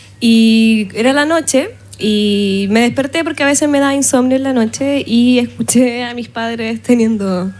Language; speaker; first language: Spanish; native; Spanish